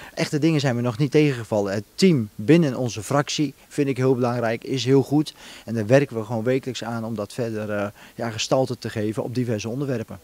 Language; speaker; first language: Dutch; native; Dutch